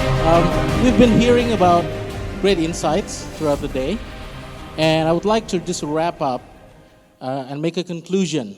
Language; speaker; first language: English; non-native, fluent; Indonesian